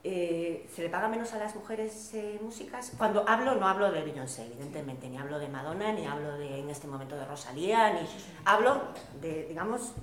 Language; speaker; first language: Spanish; non-native, local second language; Galician